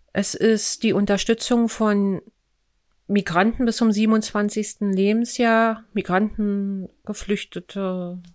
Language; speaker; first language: German; native; German